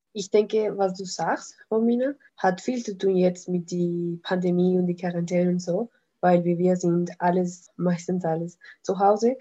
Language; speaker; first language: German; non-native, learner; Spanish